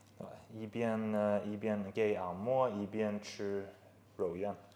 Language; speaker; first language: Chinese; non-native, learner; English